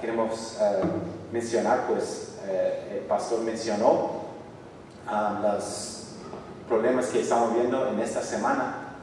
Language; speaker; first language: Spanish; non-native, fluent; English